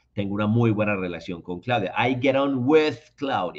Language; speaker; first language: Spanish; native; Spanish